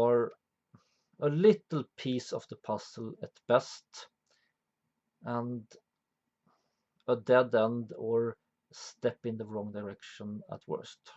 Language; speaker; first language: English; non-native, fluent; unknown